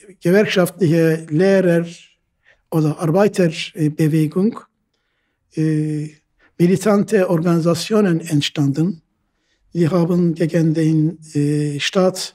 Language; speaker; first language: German; non-native, fluent; Turkish